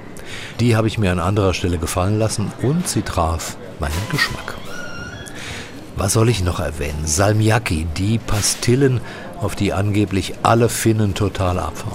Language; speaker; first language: German; native; German